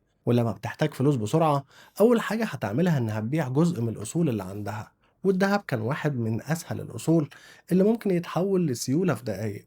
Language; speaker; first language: Arabic; native; Arabic